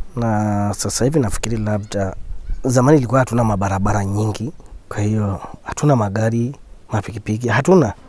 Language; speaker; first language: Swahili; non-native, local second language; Masai